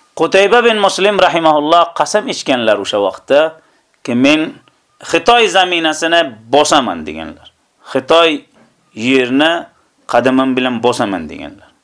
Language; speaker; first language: Uzbek; native; Uzbek